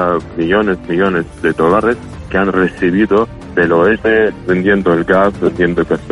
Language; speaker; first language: Spanish; non-native, fluent; Ukrainian